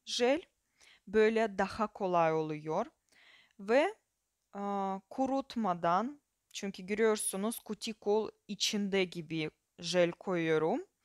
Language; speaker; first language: Turkish; non-native, fluent; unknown